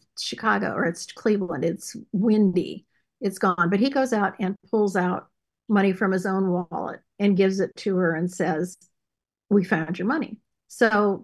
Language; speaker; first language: English; native; English